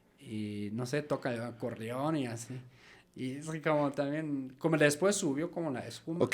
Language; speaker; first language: Spanish; non-native, fluent; German